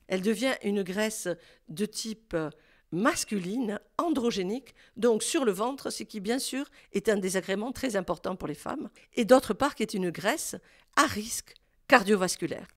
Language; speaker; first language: French; native; French